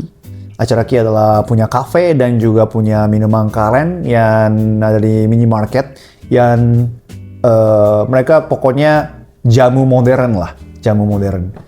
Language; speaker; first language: Indonesian; non-native, fluent; Japanese